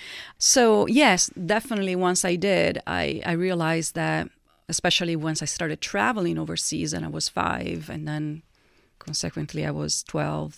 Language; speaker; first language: English; non-native, fluent; Italian